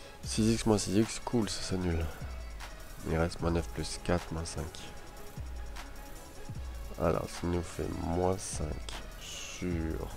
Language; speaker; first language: French; native; French